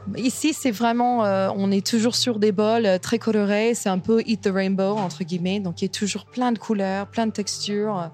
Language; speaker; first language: French; non-native, fluent; English